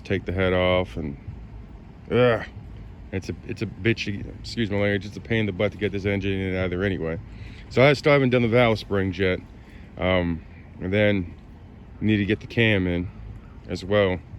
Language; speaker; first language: English; native; English